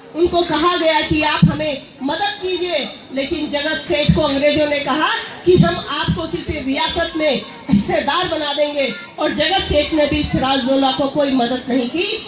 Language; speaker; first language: Hindi; native; Hindi